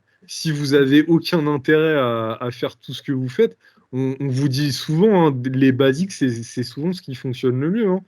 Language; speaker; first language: French; native; French